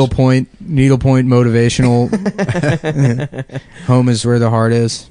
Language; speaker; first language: English; native; English